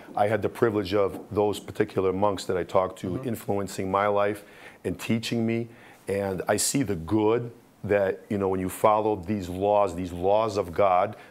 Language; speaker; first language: English; early bilingual, other home language; Russian